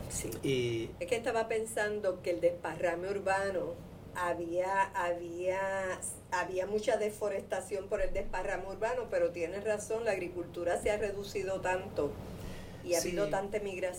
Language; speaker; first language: Spanish; native; Spanish